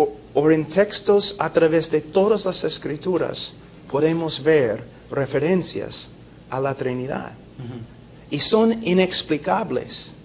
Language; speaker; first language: Spanish; non-native, fluent; English